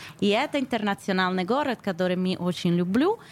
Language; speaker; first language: Russian; non-native, learner; Italian